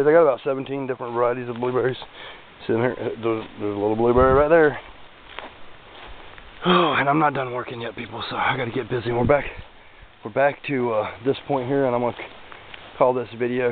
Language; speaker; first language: English; native; English